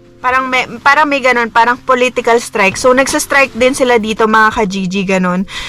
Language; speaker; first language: Filipino; native; Filipino